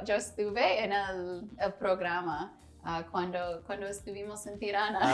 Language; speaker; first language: Spanish; non-native, learner; English